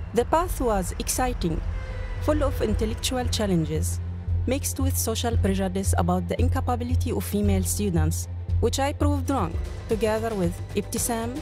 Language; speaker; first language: English; non-native, fluent; Arabic